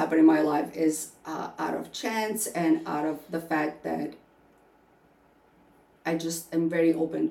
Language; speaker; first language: English; non-native, fluent; Albanian